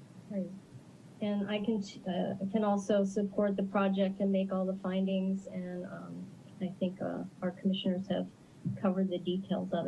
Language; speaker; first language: English; native; English